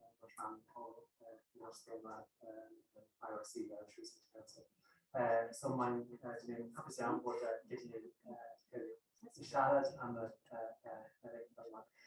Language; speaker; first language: Welsh; non-native, fluent; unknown